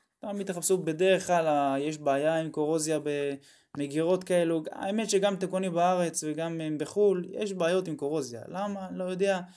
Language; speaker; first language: Hebrew; native; Hebrew